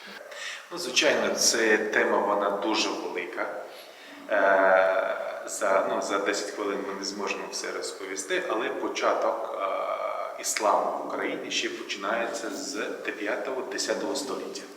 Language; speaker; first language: Ukrainian; non-native, local second language; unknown